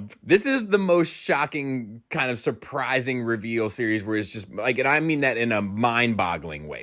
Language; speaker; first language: English; native; English